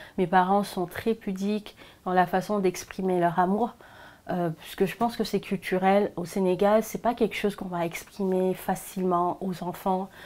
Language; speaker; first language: French; non-native, local second language; Wolof